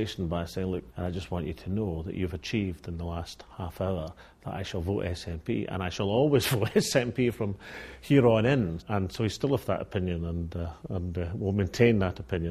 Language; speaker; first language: English; native; English